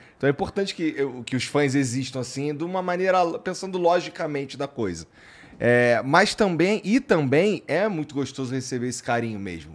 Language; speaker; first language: Portuguese; native; Portuguese